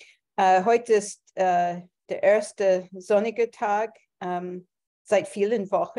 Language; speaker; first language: German; non-native, fluent; English